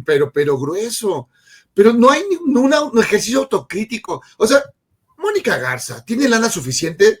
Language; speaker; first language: Spanish; native; Spanish